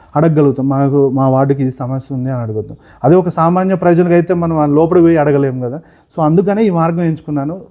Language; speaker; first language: Telugu; native; Telugu